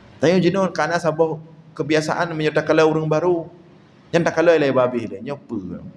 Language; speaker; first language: Malay; non-native, local second language; Achinese